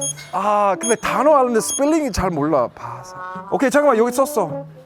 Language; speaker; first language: Korean; non-native, fluent; English